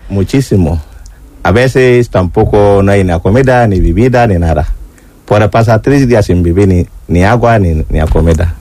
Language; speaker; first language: Spanish; non-native, learner; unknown